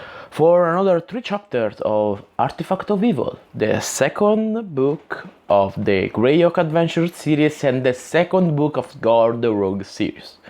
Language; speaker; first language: English; non-native, fluent; Italian